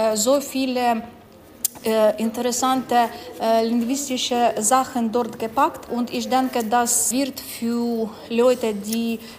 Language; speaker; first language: German; non-native, learner; Ukrainian